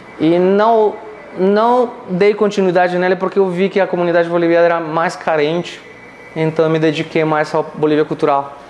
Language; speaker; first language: Portuguese; non-native, fluent; Spanish